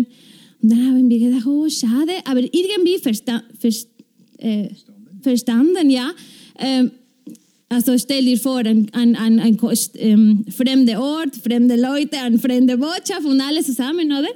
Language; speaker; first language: German; non-native, fluent; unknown